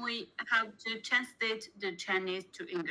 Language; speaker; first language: English; non-native, learner; Chinese